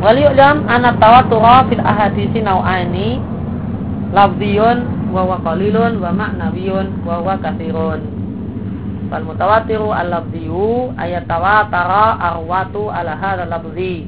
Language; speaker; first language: Arabic; non-native, fluent; Indonesian